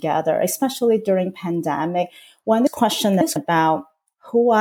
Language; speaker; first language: English; non-native, local second language; Cantonese